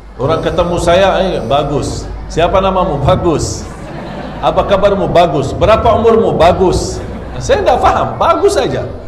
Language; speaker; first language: Indonesian; non-native, fluent; Arabic